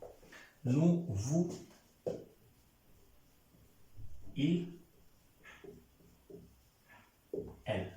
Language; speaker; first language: French; non-native, fluent; Hindi